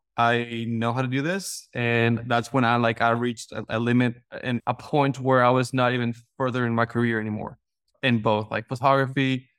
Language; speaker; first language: English; non-native, fluent; Spanish